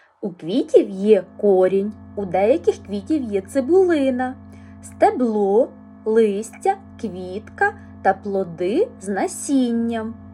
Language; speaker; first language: Ukrainian; native; Ukrainian